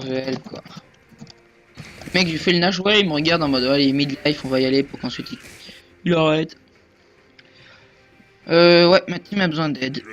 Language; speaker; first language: French; native; French